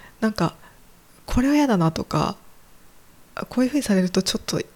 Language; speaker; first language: Japanese; native; Japanese